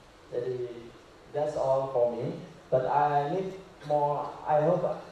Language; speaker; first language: English; non-native, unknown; Indonesian